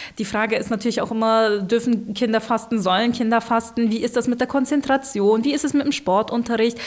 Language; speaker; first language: German; early bilingual, other home language; Turkish